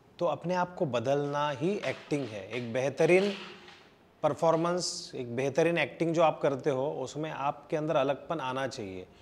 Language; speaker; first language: Hindi; native; Hindi